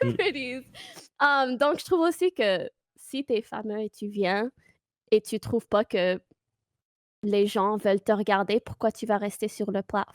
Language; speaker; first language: French; non-native, fluent; English